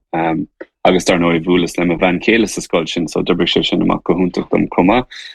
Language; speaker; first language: Irish; native; Irish